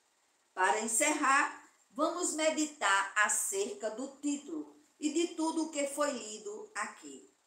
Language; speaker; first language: Portuguese; native; Portuguese